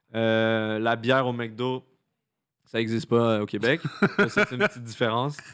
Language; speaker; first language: French; native; French